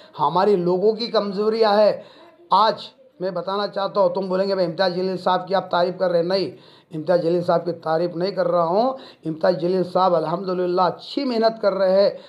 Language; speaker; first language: Hindi; non-native, local second language; Urdu